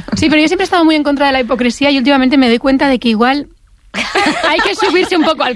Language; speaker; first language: Spanish; native; Spanish